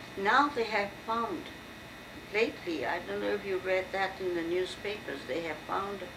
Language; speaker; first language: English; non-native, fluent; French